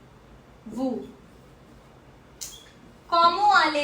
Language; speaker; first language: French; non-native, fluent; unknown